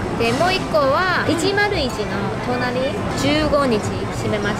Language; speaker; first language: Japanese; non-native, fluent; Chinese